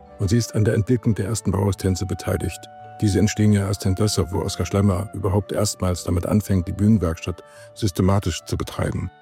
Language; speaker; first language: German; native; German